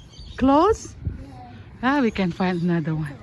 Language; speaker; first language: English; non-native, learner; Indonesian